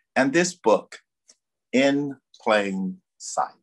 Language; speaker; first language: English; native; English